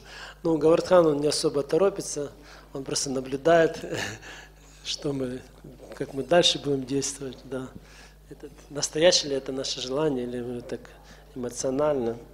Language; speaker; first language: Russian; native; Russian